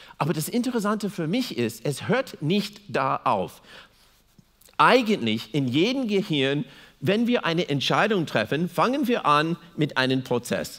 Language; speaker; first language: German; non-native, fluent; English